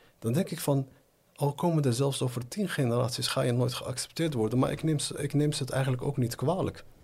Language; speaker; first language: Dutch; native; Dutch